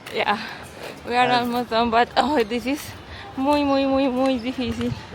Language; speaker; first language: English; non-native, fluent; Spanish